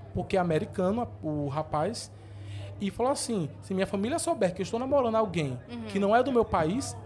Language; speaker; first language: Portuguese; native; Portuguese